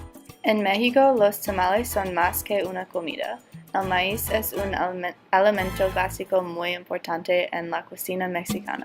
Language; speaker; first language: Spanish; non-native, learner; English